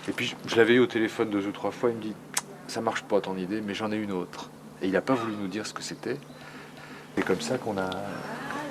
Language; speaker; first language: French; native; French